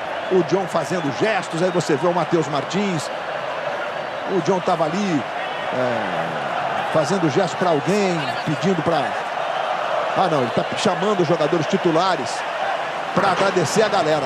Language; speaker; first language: Portuguese; native; Portuguese